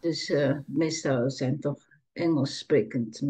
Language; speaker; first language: Dutch; non-native, learner; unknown